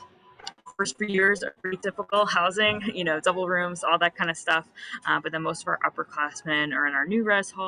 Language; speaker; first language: English; native; English